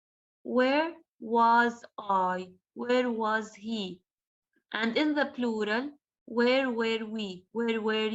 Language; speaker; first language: English; non-native, fluent; Arabic